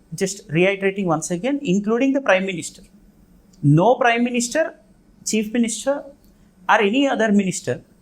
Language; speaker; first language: English; non-native, local second language; Telugu